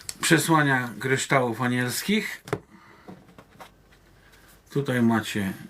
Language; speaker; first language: Polish; native; Polish